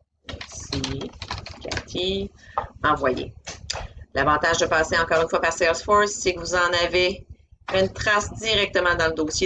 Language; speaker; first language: French; native; French